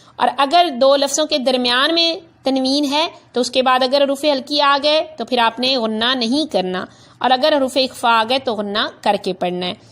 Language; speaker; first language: Urdu; non-native, local second language; Punjabi